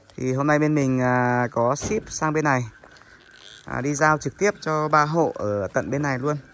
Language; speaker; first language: Vietnamese; non-native, local second language; Tày